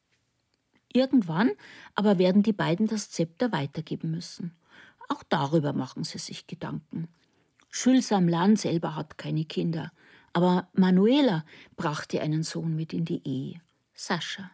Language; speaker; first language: German; native; German